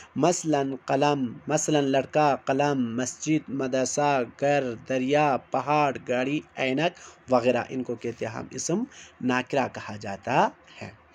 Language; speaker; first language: Urdu; non-native, local second language; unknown